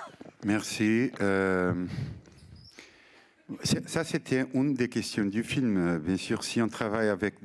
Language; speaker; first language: French; non-native, fluent; Portuguese